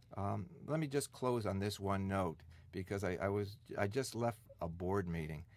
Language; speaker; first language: English; native; English